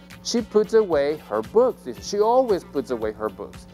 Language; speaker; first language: English; non-native, fluent; Spanish